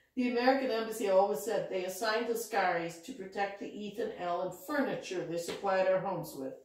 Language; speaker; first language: English; native; English